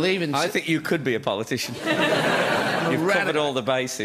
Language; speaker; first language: English; native; English